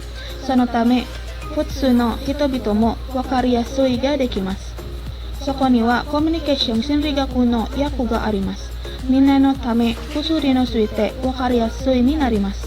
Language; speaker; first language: Japanese; non-native, learner; Indonesian